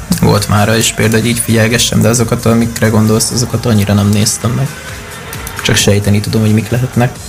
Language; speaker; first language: Hungarian; native; Hungarian